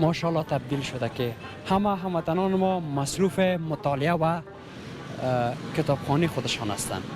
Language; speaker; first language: Persian; native; Persian